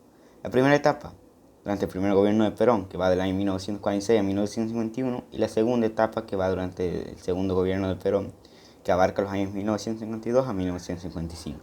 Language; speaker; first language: Spanish; native; Spanish